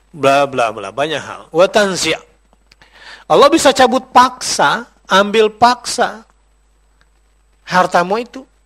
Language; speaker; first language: Indonesian; non-native, local second language; Madurese